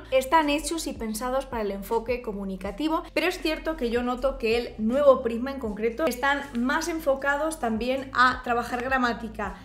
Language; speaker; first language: Spanish; native; Spanish